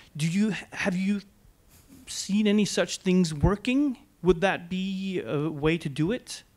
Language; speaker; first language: English; non-native, fluent; Swedish